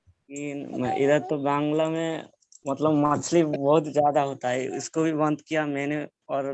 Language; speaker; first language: Hindi; non-native, local second language; Bangla